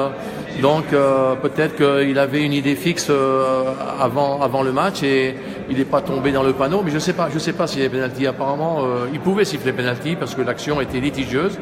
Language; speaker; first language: French; native; French